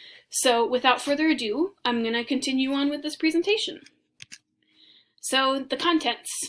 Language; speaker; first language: English; native; English